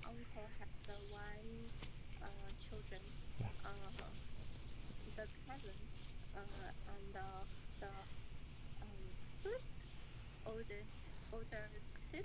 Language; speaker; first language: English; non-native, learner; Chinese